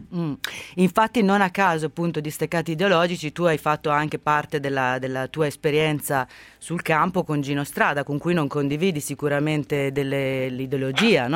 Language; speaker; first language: Italian; native; Italian